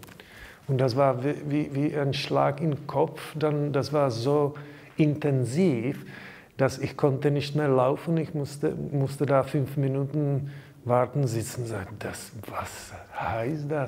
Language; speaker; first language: German; non-native, learner; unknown